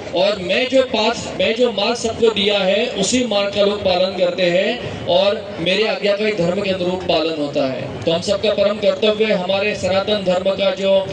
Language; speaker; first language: Hindi; non-native, local second language; Marathi